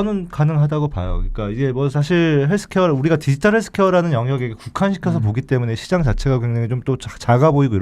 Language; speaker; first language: Korean; native; Korean